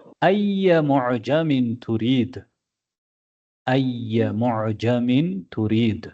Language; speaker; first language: Arabic; non-native, fluent; Tamil